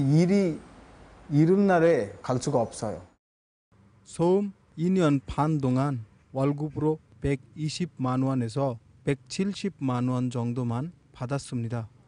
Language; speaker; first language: Korean; non-native, learner; Bangla